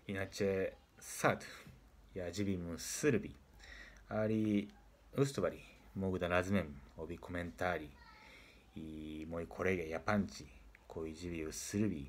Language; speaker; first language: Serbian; non-native, learner; Japanese